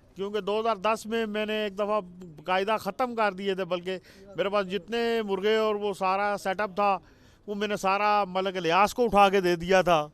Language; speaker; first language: Urdu; non-native, local second language; Punjabi